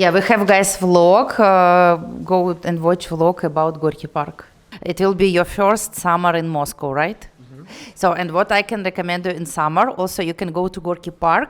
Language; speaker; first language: English; non-native, learner; Russian